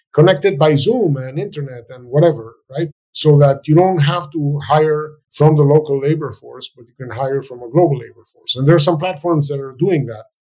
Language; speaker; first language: English; non-native, fluent; Spanish